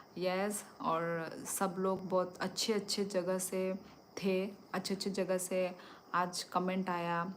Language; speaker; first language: Hindi; non-native, local second language; Kok Borok